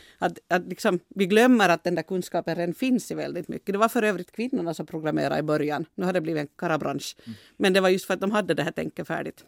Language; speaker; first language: Swedish; native; Swedish